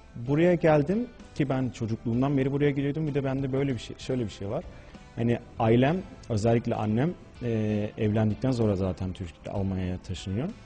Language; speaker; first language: Turkish; early bilingual, heritage; Turkish